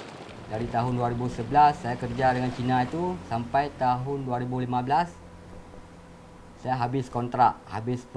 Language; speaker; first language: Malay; non-native, local second language; Achinese